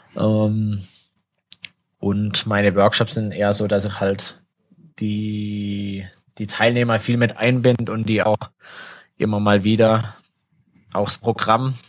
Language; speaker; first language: German; native; German